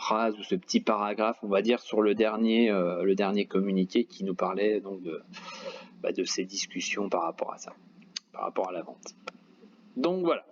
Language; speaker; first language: French; native; French